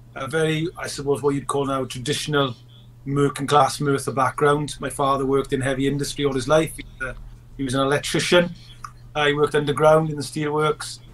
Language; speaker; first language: English; native; English